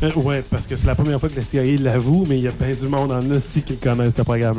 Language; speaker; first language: French; native; French